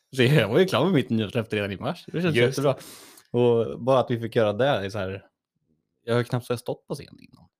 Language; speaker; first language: Swedish; native; Swedish